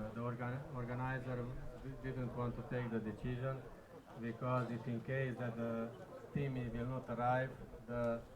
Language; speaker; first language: English; non-native, learner; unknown